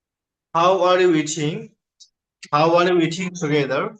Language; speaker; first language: English; non-native, learner; Bangla